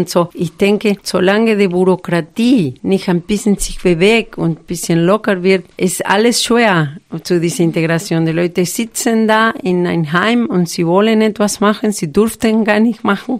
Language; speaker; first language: German; non-native, fluent; Spanish